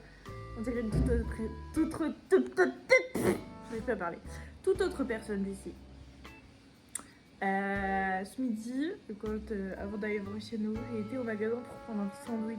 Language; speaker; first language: French; native; French